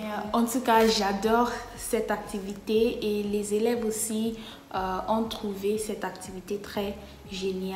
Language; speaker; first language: French; non-native, fluent; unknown